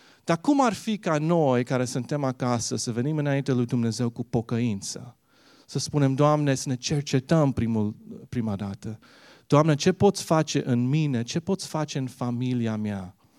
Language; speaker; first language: Romanian; early bilingual, heritage; Romanian